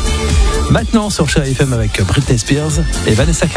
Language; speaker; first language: French; native; French